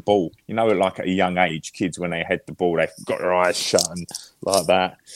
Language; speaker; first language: English; native; English